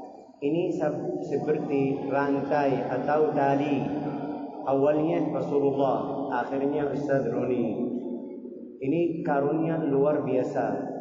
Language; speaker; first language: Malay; non-native, learner; Arabic